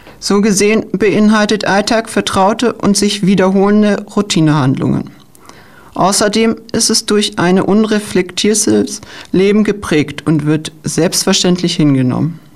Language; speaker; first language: German; native; German